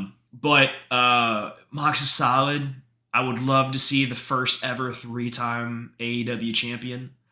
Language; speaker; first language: English; native; English